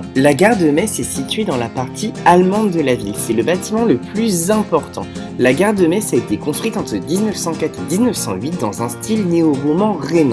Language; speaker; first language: French; native; French